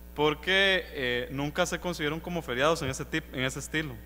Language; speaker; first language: Spanish; native; Spanish